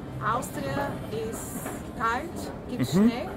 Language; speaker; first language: German; non-native, learner; Portuguese